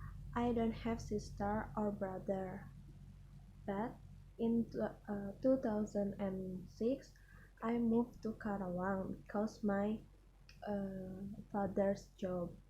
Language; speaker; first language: English; non-native, learner; Indonesian